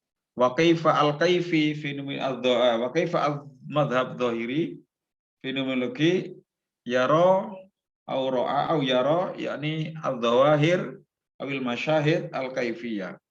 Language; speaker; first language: Arabic; non-native, fluent; Indonesian